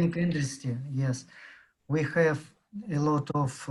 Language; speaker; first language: English; non-native, learner; Russian